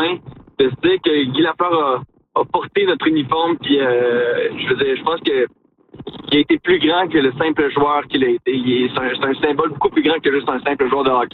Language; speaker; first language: French; native; French